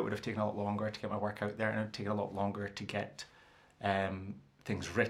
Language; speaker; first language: English; native; English